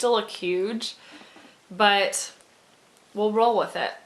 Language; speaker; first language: English; native; English